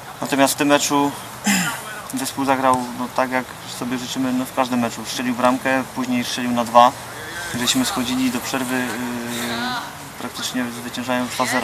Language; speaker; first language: Polish; native; Polish